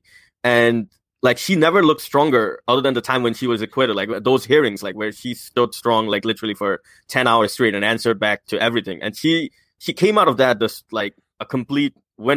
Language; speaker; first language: English; non-native, local second language; Bangla